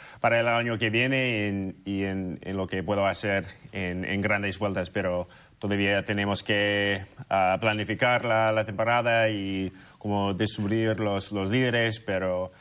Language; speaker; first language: Spanish; non-native, fluent; English